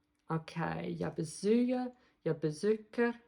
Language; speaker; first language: Danish; non-native, learner; English